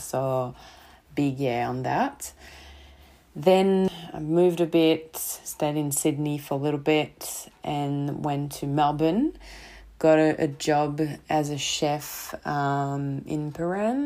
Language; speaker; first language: English; non-native, fluent; French